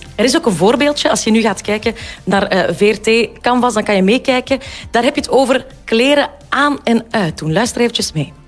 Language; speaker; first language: Dutch; native; Dutch